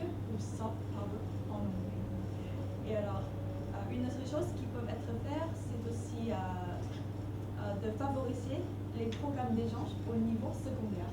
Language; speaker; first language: French; non-native, fluent; Thai